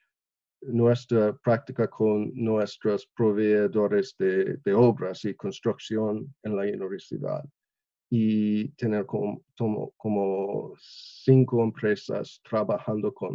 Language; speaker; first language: Spanish; non-native, learner; English